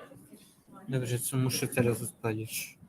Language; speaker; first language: Polish; non-native, fluent; Ukrainian